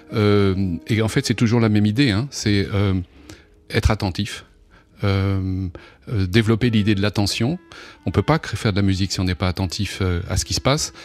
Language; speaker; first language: French; native; French